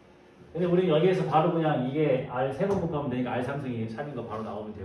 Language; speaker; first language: Korean; native; Korean